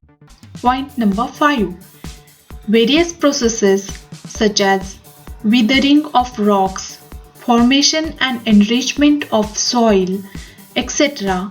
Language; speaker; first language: English; non-native, local second language; Marathi